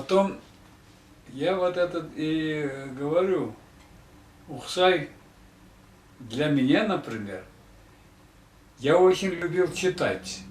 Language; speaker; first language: Russian; non-native, local second language; Tatar